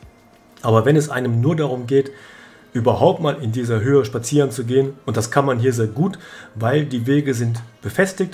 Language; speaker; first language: German; native; German